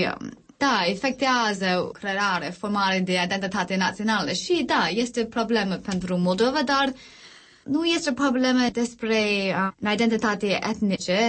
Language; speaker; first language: Romanian; non-native, learner; English